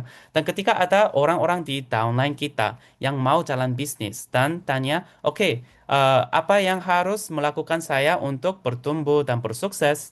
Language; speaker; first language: Indonesian; non-native, fluent; Korean